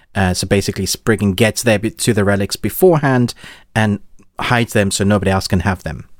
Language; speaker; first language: English; native; English